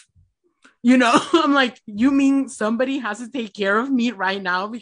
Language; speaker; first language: English; non-native, fluent; Spanish